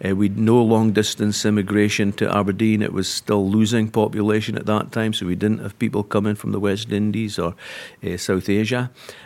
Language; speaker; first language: English; native; English